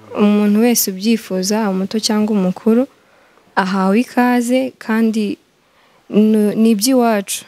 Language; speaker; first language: Kinyarwanda; native; Kinyarwanda